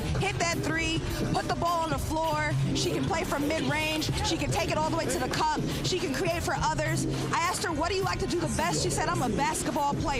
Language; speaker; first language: English; native; English